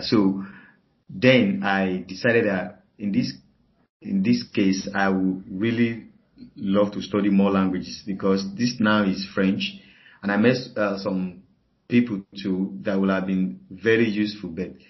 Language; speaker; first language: English; non-native, local second language; Yoruba